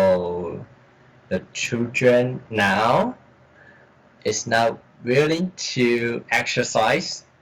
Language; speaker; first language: English; non-native, learner; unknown